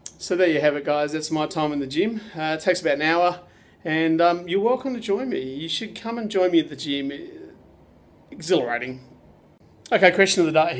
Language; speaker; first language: English; native; English